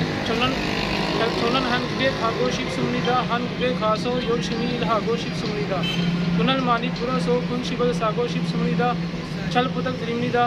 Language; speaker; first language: Korean; non-native, learner; Punjabi